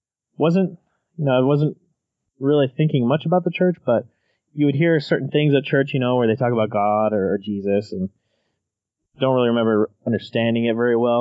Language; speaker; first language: English; native; English